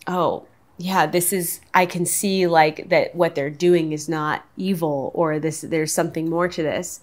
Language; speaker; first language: English; native; English